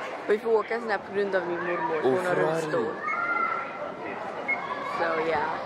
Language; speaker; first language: Swedish; early bilingual, other home language; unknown